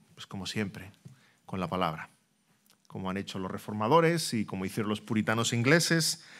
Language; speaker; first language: Spanish; native; Spanish